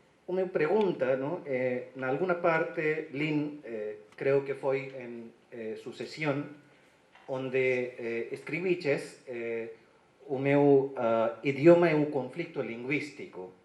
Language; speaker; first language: Galician; non-native, learner; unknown